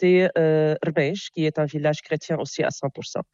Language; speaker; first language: French; non-native, local second language; Arabic